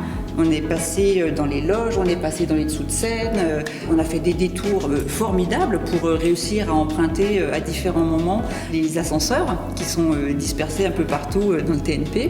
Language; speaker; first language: French; native; French